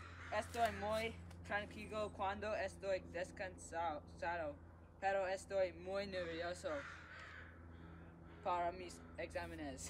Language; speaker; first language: Spanish; non-native, learner; English